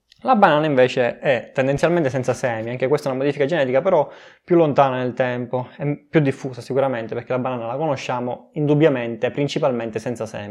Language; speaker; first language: Italian; native; Italian